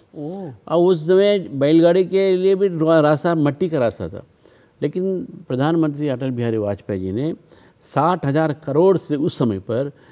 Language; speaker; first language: Hindi; non-native, local second language; Telugu